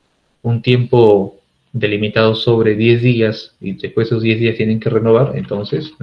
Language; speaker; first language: Spanish; native; Spanish